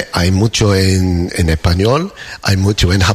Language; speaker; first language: Spanish; non-native, fluent; English